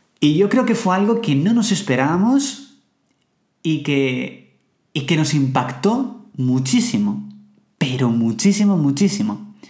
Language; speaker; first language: Spanish; native; Spanish